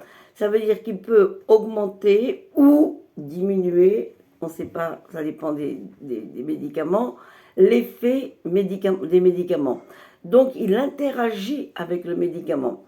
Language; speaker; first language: French; native; French